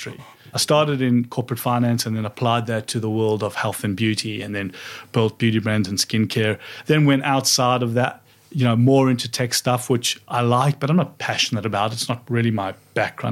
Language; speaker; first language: English; native; English